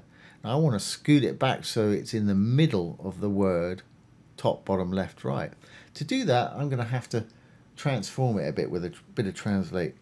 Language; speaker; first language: English; native; English